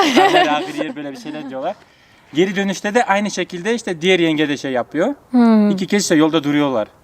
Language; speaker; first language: Turkish; early bilingual, heritage; Turkish